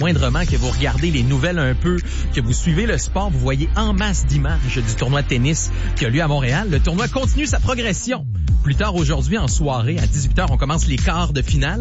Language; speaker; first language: French; native; French